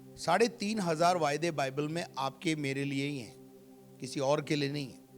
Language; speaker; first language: Hindi; native; Hindi